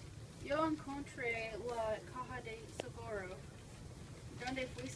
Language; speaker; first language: Spanish; non-native, learner; English